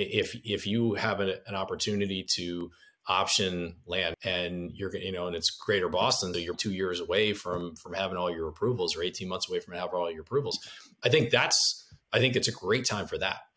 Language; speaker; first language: English; native; English